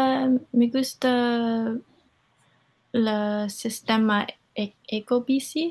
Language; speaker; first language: Spanish; non-native, learner; English